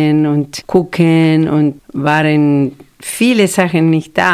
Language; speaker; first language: German; non-native, fluent; Spanish